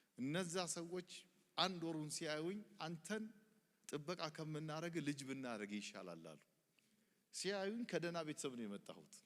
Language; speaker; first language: Amharic; non-native, local second language; Oromo